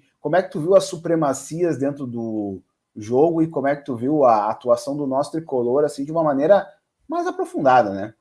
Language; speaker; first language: Portuguese; native; Portuguese